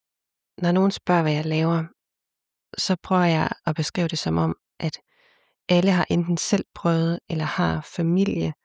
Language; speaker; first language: Danish; native; Danish